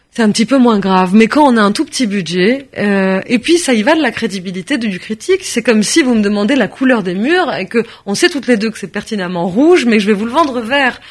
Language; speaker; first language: French; native; French